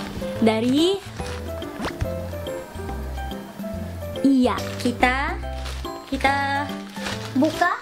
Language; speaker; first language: Indonesian; non-native, learner; Filipino